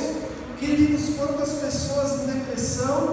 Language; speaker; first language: Portuguese; native; Portuguese